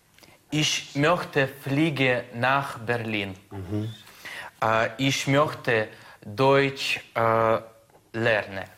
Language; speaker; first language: German; non-native, learner; Russian